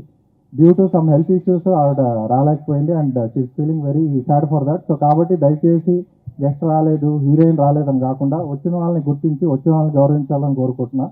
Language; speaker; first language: Telugu; native; Telugu